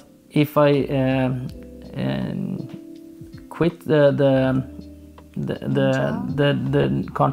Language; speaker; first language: English; non-native, fluent; Swedish